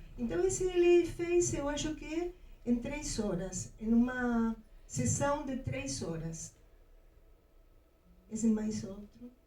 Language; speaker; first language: Portuguese; non-native, fluent; Spanish